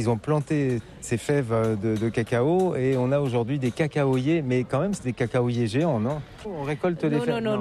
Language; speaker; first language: French; native; French